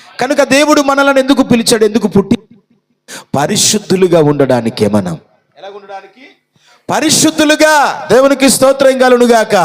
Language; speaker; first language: Telugu; non-native, local second language; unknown